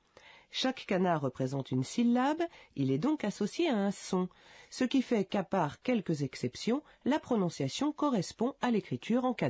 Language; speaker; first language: French; native; French